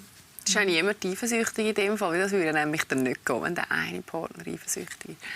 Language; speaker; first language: German; native; German